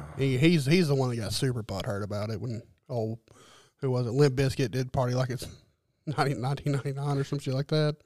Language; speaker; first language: English; native; English